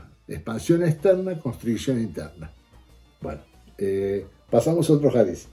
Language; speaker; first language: Spanish; native; Spanish